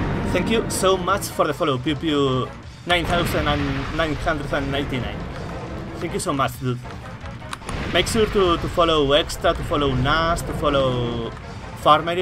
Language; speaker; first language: English; non-native, fluent; Spanish